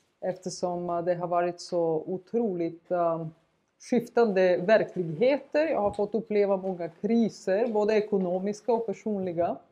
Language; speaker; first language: Swedish; non-native, fluent; Bulgarian